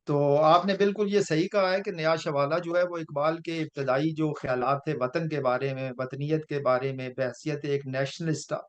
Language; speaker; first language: Urdu; non-native, local second language; Pahari-Potwari